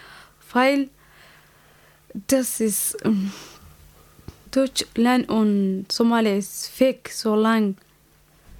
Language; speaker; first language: German; non-native, learner; Somali